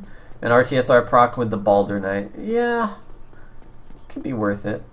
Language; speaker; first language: English; native; English